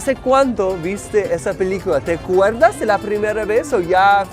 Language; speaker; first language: Spanish; non-native, fluent; English